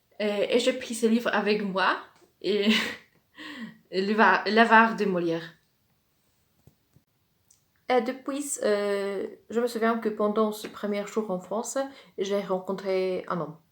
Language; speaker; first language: French; non-native, fluent; Polish